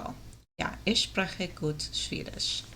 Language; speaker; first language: German; non-native, learner; English